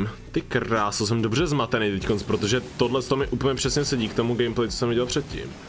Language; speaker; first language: Czech; native; Czech